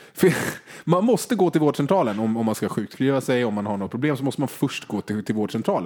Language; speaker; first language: Swedish; native; Swedish